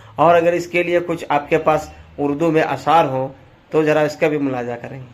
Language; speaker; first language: Urdu; native; Urdu